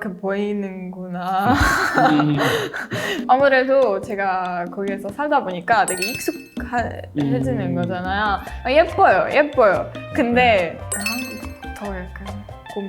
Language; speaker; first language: Korean; non-native, learner; Estonian